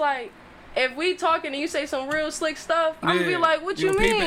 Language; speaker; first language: English; native; English